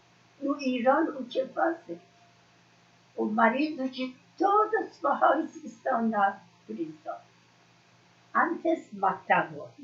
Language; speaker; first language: Portuguese; non-native, learner; Persian